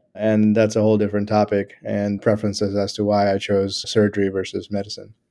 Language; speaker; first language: English; non-native, local second language; Gujarati